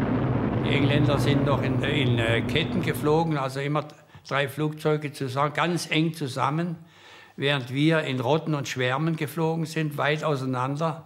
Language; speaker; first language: German; native; German